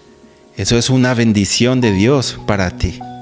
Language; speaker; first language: Spanish; native; Spanish